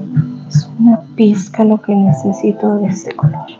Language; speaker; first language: Spanish; native; Spanish